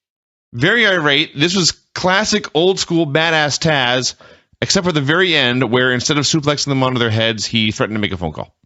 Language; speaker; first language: English; native; English